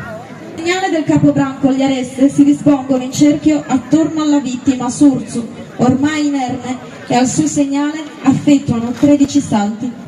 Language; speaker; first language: Italian; native; Italian